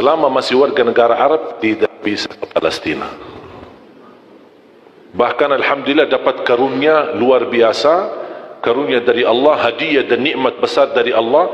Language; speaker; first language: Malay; non-native, fluent; Arabic